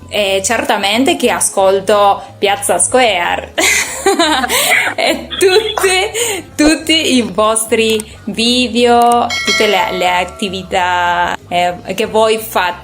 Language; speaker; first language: Italian; non-native, learner; Spanish